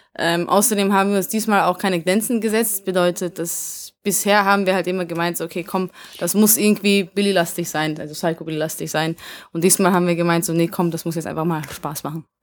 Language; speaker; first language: German; early bilingual, other home language; Hungarian